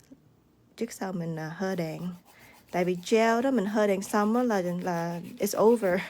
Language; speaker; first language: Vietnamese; early bilingual, heritage; Vietnamese